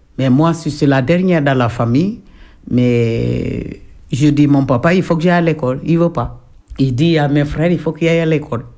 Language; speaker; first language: French; non-native, local second language; Jola-Fonyi